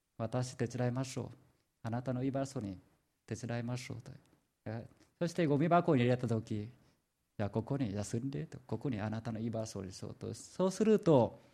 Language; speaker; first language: Japanese; non-native, fluent; Vietnamese